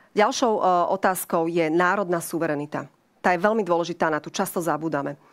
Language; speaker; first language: Slovak; native; Slovak